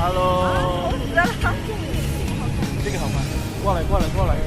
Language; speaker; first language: Chinese; non-native, learner; Indonesian